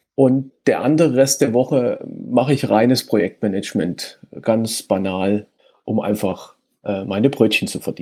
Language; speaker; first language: German; native; German